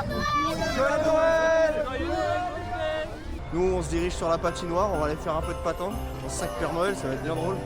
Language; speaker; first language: French; native; French